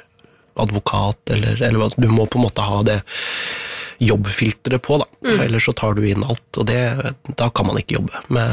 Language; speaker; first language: Norwegian; native; Norwegian